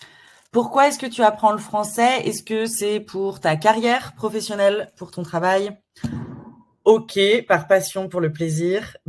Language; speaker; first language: French; native; French